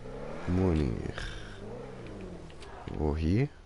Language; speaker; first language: German; native; German